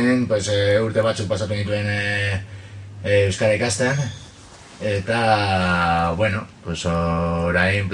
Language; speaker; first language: Basque; non-native, local second language; Spanish